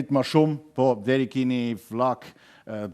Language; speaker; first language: Albanian; non-native, learner; German